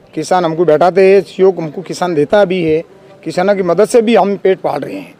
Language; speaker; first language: Hindi; native; Hindi